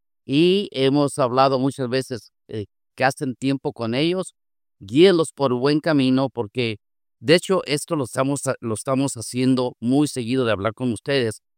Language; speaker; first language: Spanish; native; Spanish